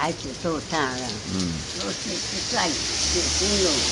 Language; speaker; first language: Chinese; non-native, local second language; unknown